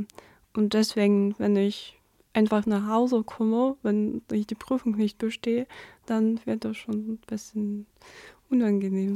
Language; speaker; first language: German; non-native, fluent; Russian